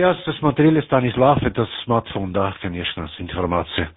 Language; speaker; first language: Russian; non-native, learner; German